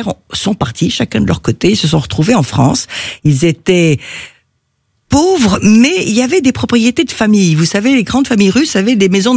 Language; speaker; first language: French; native; French